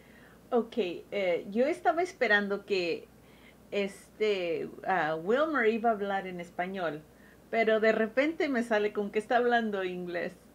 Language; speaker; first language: Spanish; early bilingual, heritage; Spanish